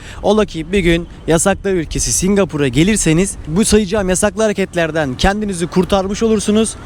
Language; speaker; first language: Turkish; native; Turkish